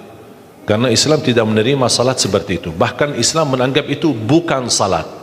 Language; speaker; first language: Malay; non-native, fluent; Arabic